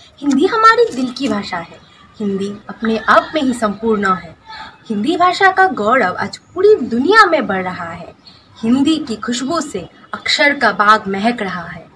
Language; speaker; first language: Hindi; non-native, local second language; Bangla